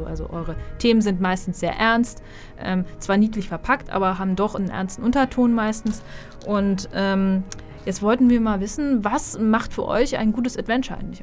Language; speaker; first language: German; native; German